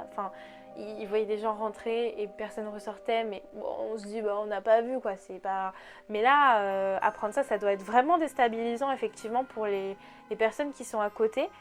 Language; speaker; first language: French; native; French